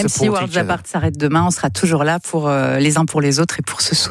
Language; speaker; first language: French; native; French